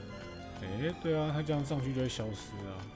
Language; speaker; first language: Chinese; native; Chinese